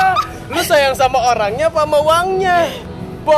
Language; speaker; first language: Indonesian; native; Indonesian